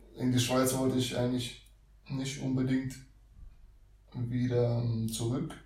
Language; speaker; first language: German; early bilingual, other home language; Russian